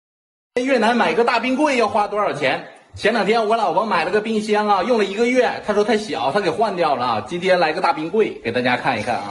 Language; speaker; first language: Chinese; native; Chinese